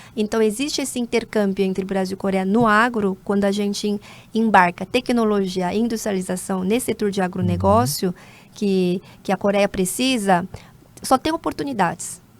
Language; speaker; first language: Portuguese; non-native, fluent; Korean